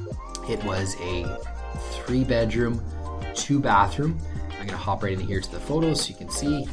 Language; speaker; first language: English; native; English